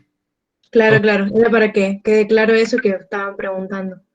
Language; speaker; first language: Spanish; native; Spanish